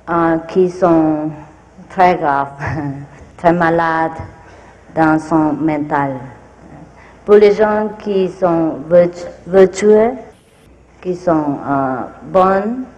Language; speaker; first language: French; non-native, fluent; Vietnamese